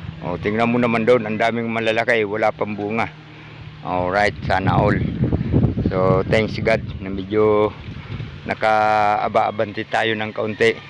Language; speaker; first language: Filipino; non-native, local second language; Cebuano